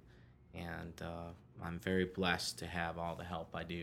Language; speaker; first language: English; native; English